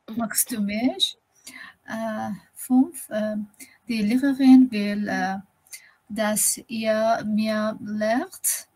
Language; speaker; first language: German; non-native, learner; Persian